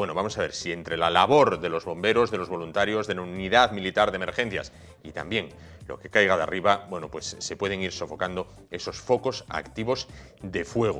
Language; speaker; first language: Spanish; native; Spanish